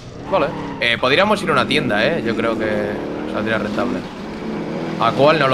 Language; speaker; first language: Spanish; native; Spanish